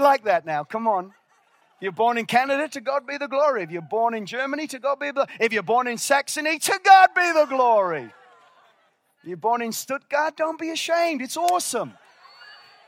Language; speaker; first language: English; native; English